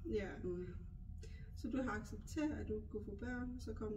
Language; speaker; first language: Danish; non-native, local second language; Kalaallisut